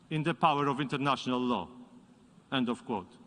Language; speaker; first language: English; non-native, fluent; Polish